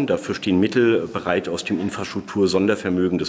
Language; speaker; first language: German; native; German